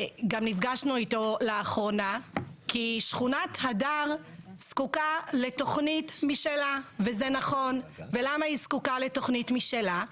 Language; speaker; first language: Hebrew; native; Hebrew